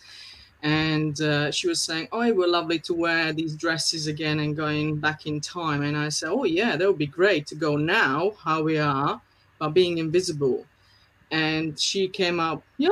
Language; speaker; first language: English; non-native, fluent; Slovak